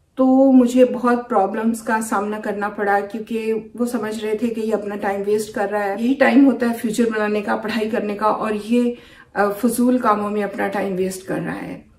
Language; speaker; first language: Urdu; native; Urdu